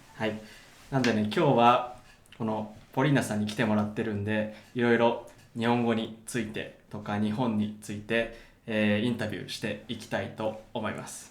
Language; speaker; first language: Japanese; native; Japanese